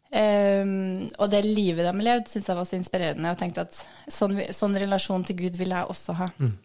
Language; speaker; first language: Norwegian; native; Norwegian